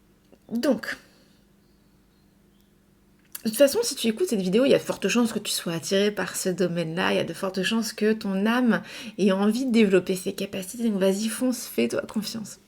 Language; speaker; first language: French; native; French